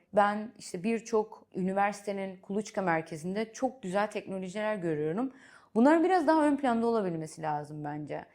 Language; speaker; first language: Turkish; early bilingual, heritage; Turkish